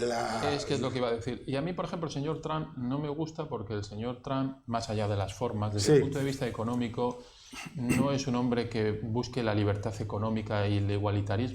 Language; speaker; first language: Spanish; native; Spanish